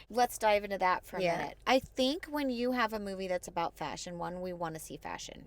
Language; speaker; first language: English; native; English